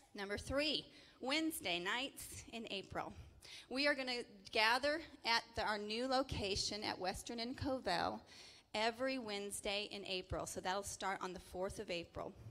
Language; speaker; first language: English; native; English